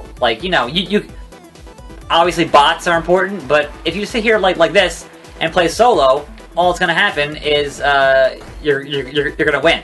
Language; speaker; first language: English; native; English